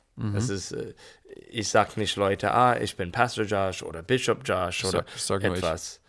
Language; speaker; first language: German; non-native, learner; English